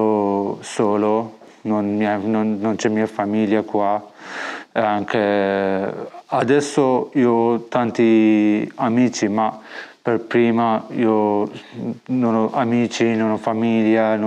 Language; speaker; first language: Italian; non-native, learner; Persian